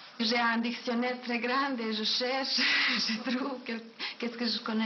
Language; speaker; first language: French; non-native, learner; Bosnian